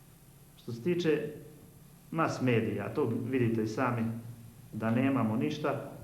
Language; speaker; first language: Bosnian; native; Bosnian